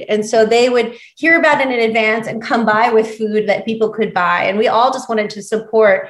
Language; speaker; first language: English; native; English